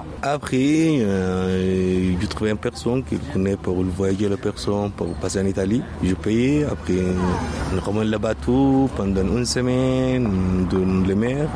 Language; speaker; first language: French; non-native, learner; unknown